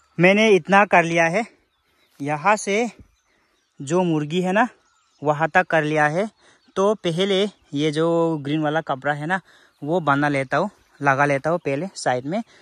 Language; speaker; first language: Hindi; non-native, local second language; Garo